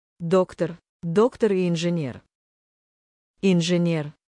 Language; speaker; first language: Russian; non-native, learner; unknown